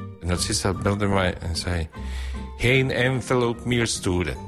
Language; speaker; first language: Dutch; non-native, learner; Bosnian